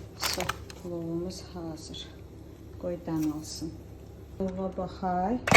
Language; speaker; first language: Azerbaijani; non-native, local second language; Talysh